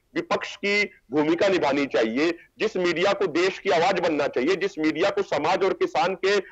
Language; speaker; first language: Hindi; native; Hindi